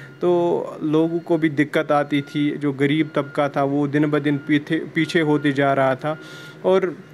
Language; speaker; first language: Hindi; non-native, local second language; Kashmiri